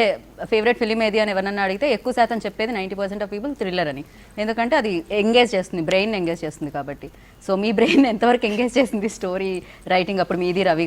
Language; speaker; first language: Telugu; native; Telugu